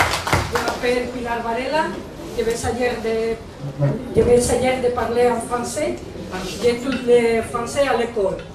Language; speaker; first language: French; non-native, learner; Spanish